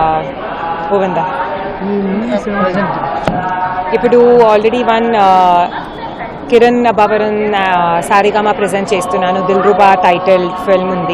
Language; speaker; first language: Telugu; non-native, learner; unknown